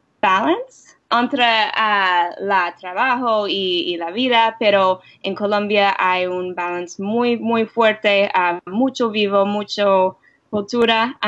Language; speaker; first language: Spanish; non-native, learner; English